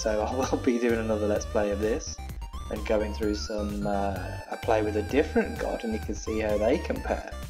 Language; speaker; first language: English; native; English